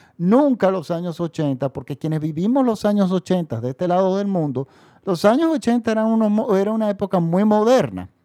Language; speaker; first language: Spanish; native; Spanish